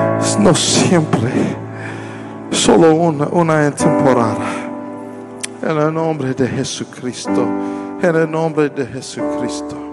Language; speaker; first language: Spanish; non-native, learner; English